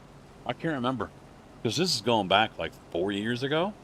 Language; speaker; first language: English; native; English